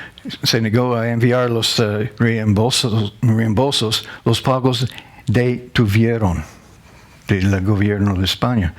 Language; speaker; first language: Spanish; non-native, learner; English